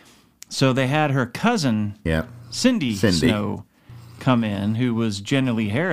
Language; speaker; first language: English; native; English